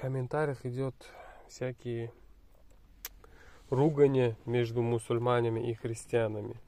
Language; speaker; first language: Russian; non-native, fluent; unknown